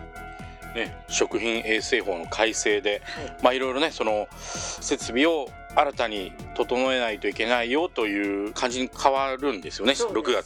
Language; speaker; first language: Japanese; native; Japanese